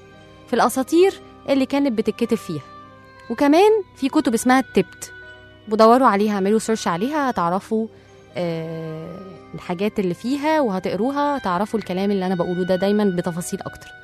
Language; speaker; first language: Arabic; native; Arabic